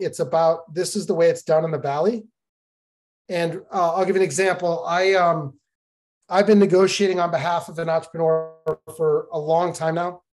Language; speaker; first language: English; native; English